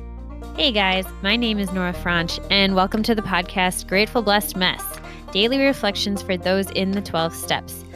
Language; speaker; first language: English; native; English